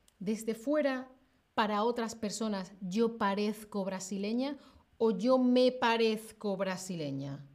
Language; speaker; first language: Spanish; native; Spanish